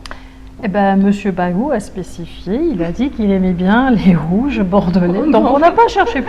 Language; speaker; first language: French; native; French